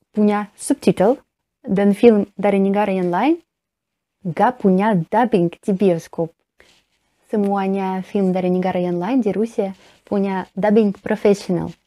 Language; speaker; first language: Indonesian; non-native, learner; Russian